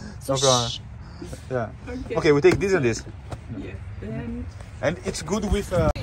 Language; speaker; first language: English; non-native, learner; Portuguese